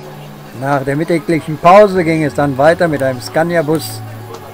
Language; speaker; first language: German; native; German